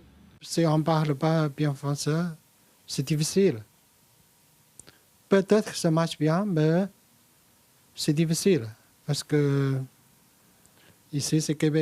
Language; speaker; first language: French; non-native, learner; Chinese